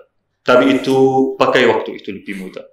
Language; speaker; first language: Indonesian; non-native, learner; Arabic